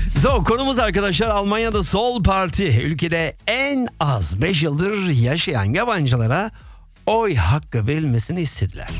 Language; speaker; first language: Turkish; early bilingual, heritage; Turkish